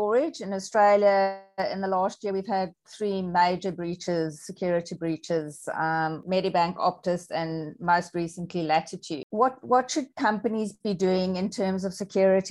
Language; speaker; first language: English; native; English